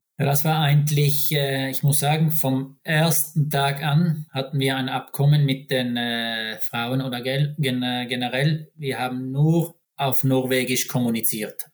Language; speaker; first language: German; native; German